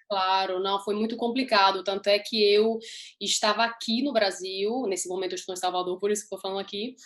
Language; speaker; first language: Portuguese; early bilingual, heritage; Portuguese